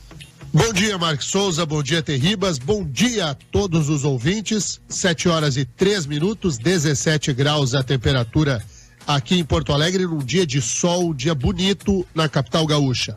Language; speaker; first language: Portuguese; native; Portuguese